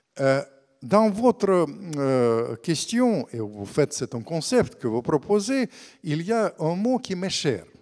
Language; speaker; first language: French; non-native, fluent; Russian